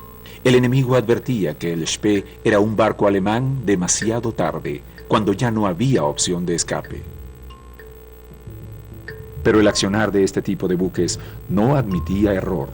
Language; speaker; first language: Spanish; native; Spanish